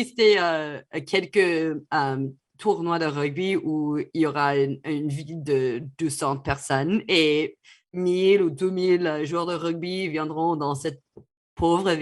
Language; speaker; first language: French; non-native, fluent; English